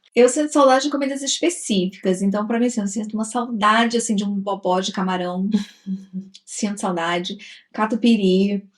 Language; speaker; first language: Portuguese; native; Portuguese